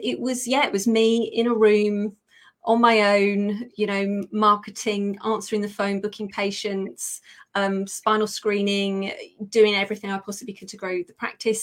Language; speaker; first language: English; native; English